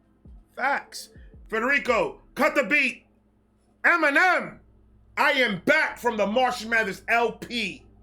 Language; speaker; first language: English; native; English